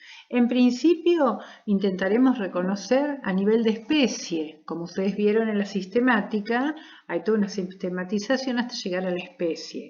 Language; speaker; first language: Spanish; native; Spanish